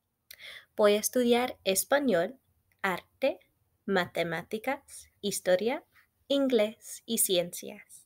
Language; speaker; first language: Spanish; non-native, fluent; English